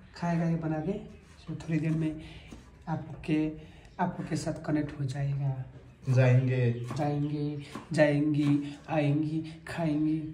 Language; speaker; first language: Hindi; non-native, learner; Nepali